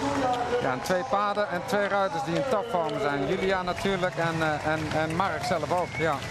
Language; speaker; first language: Dutch; native; Dutch